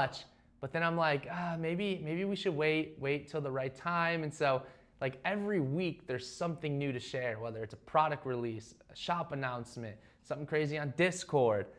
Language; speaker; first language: English; native; English